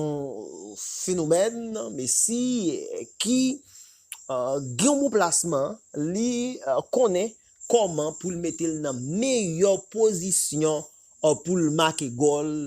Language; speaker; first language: French; non-native, local second language; Haitian Creole